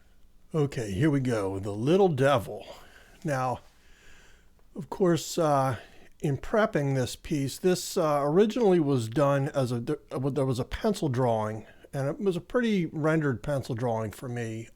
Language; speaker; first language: English; native; English